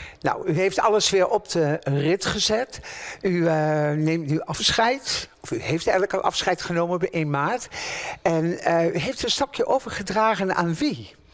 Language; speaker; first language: Dutch; native; Dutch